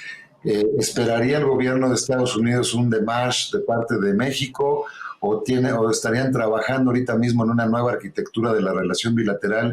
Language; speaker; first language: Spanish; native; Spanish